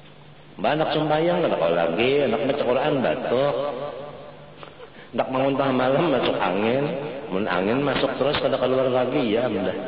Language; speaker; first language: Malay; non-native, local second language; Banjar